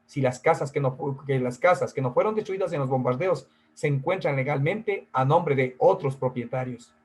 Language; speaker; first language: Spanish; native; Spanish